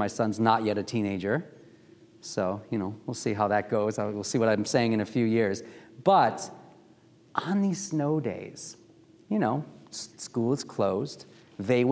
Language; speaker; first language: English; native; English